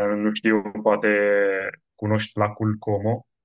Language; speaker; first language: Romanian; non-native, fluent; Italian